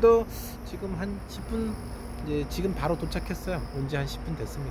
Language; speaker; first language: Korean; native; Korean